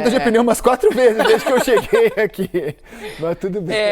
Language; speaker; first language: Portuguese; native; Portuguese